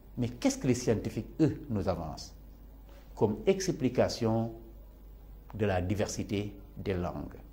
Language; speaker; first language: French; non-native, local second language; Serer